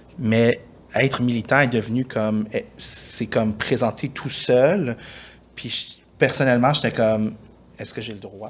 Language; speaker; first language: French; early bilingual, other home language; Persian